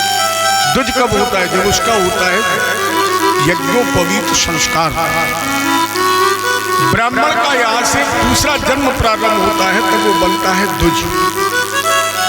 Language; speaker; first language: Hindi; native; Hindi